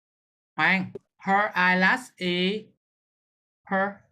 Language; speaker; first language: English; non-native, fluent; Vietnamese